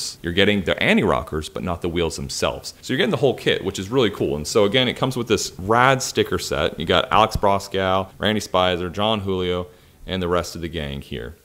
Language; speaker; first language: English; native; English